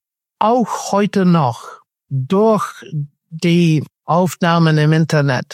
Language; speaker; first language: German; non-native, fluent; English